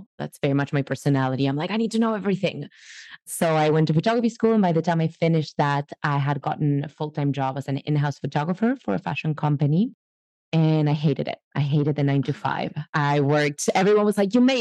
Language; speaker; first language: English; non-native, fluent; Spanish